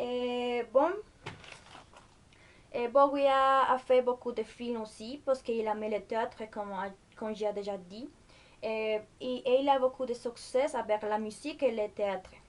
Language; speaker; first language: French; non-native, learner; Spanish